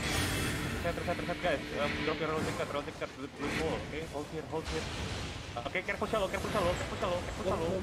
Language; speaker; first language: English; non-native, learner; Indonesian